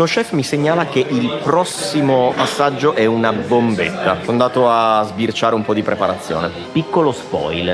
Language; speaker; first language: Italian; native; Italian